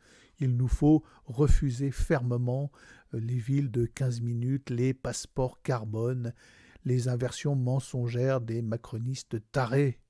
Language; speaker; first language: French; native; French